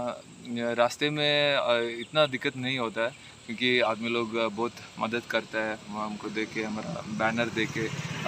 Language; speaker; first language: Hindi; non-native, local second language; Malayalam